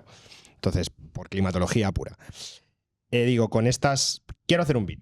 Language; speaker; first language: Spanish; native; Spanish